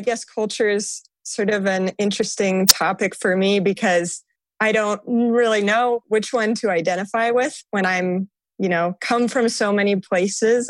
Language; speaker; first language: English; native; English